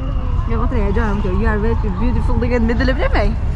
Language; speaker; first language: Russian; non-native, local second language; Kyrgyz